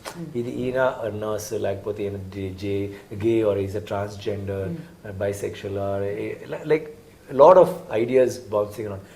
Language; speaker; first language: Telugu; non-native, learner; Tamil